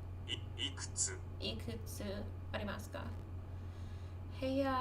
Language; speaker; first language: Japanese; non-native, learner; English